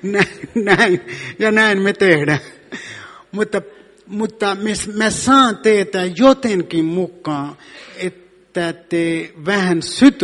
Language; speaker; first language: Finnish; non-native, fluent; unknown